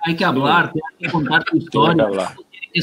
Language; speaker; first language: Spanish; non-native, fluent; Portuguese